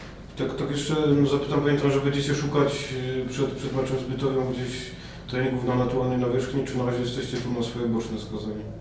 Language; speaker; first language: Polish; native; Polish